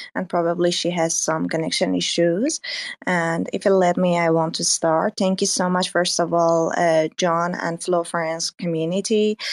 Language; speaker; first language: English; non-native, fluent; Persian